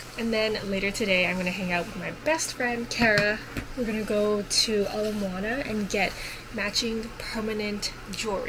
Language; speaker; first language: English; native; English